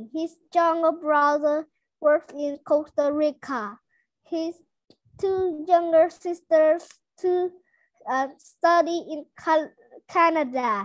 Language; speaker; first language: English; non-native, learner; Vietnamese